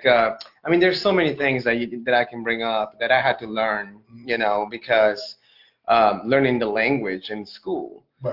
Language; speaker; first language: English; non-native, fluent; Spanish